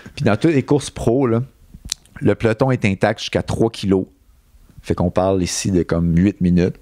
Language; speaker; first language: French; native; French